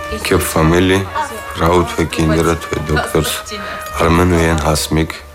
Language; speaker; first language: Dutch; non-native, learner; Armenian